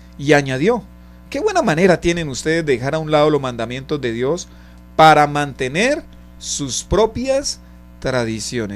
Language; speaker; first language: Spanish; native; Spanish